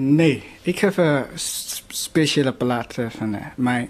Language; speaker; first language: Dutch; non-native, learner; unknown